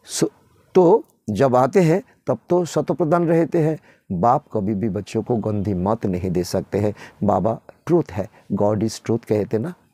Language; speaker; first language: Hindi; non-native, local second language; Bangla